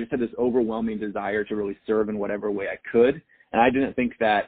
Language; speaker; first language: English; native; English